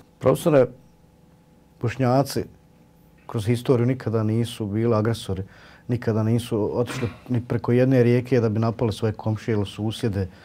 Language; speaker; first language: Bosnian; native; Bosnian